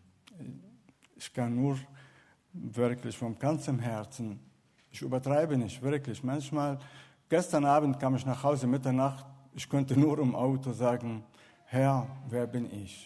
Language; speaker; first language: German; non-native, fluent; Arabic